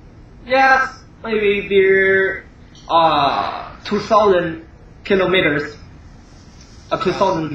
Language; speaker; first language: English; non-native, learner; Chinese